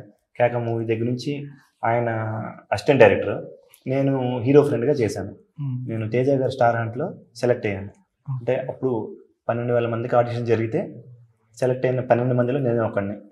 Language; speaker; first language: Telugu; native; Telugu